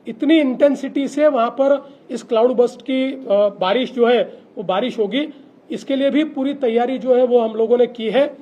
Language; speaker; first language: Hindi; non-native, local second language; Marathi